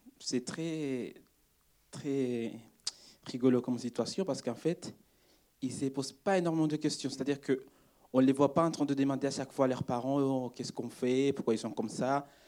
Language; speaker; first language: French; non-native, fluent; Spanish